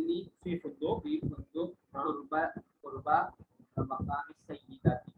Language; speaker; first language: Arabic; non-native, learner; Urdu